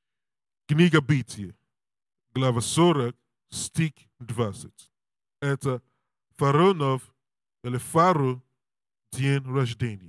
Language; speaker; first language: Russian; non-native, learner; English